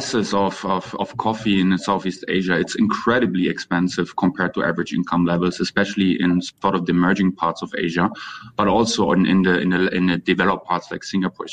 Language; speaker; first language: English; non-native, fluent; German